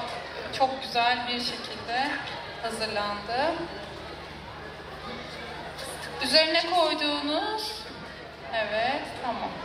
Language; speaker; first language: Turkish; native; Turkish